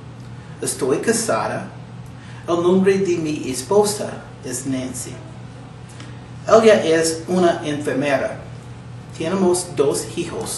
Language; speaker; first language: Spanish; non-native, learner; English